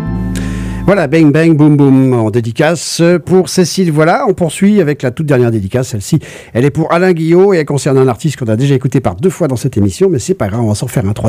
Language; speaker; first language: French; native; French